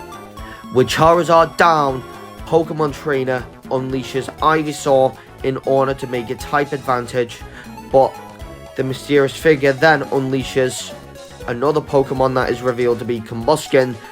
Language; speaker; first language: English; native; English